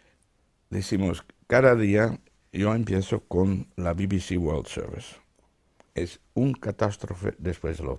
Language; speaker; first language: Spanish; non-native, fluent; Dutch